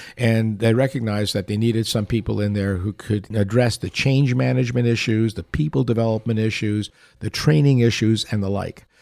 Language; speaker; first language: English; early bilingual, other home language; Yiddish